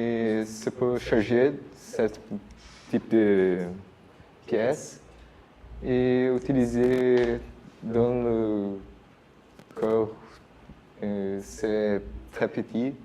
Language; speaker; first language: French; non-native, learner; Portuguese